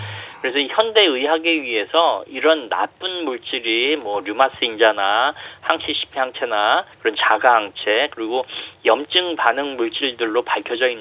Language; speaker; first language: Korean; native; Korean